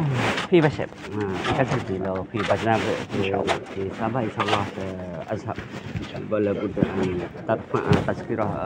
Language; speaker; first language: Arabic; non-native, learner; Malay